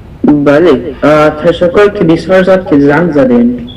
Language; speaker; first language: Persian; early bilingual, heritage; Persian